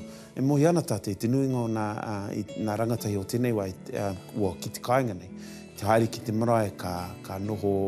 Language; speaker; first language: Māori; non-native, local second language; English